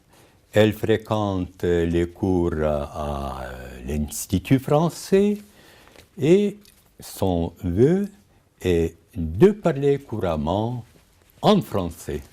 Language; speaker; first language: French; non-native, fluent; Lithuanian